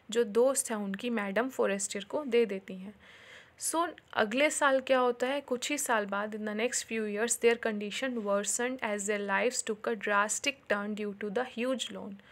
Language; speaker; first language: Hindi; native; Hindi